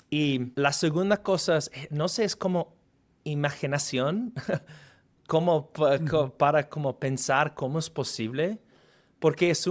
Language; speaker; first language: Spanish; non-native, fluent; English